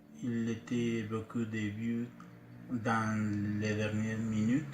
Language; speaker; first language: French; non-native, learner; Spanish